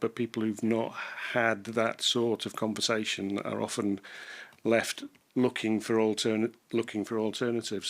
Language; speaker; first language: English; native; English